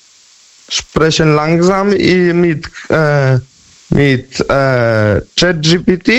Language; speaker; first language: German; non-native, learner; Polish